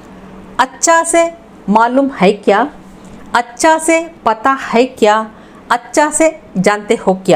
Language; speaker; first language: Hindi; non-native, local second language; Kannada